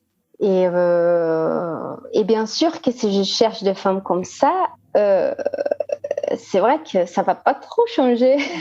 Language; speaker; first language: French; non-native, fluent; Portuguese